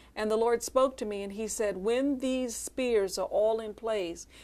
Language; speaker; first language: English; native; English